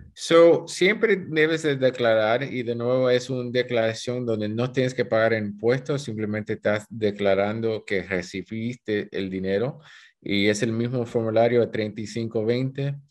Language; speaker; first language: Spanish; early bilingual, heritage; Spanish